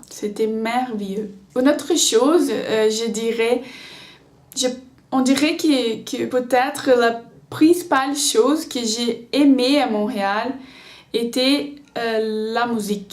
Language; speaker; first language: French; non-native, learner; Portuguese